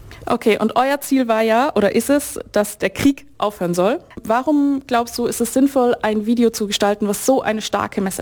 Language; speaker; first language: German; native; German